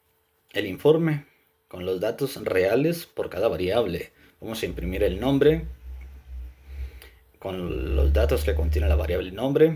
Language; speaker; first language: Spanish; native; Spanish